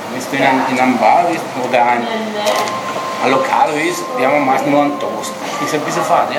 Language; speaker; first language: German; non-native, fluent; Italian